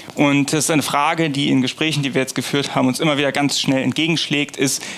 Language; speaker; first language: German; native; German